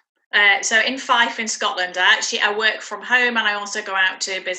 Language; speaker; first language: English; native; English